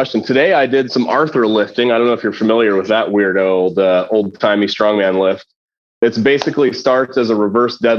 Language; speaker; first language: English; native; English